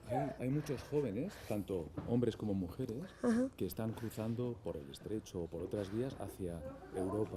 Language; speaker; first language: Spanish; native; Spanish